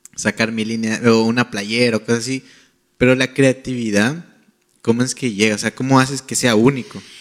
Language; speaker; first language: Spanish; native; Spanish